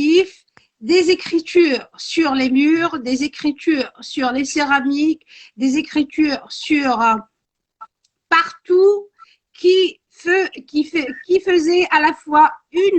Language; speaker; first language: French; non-native, local second language; Arabic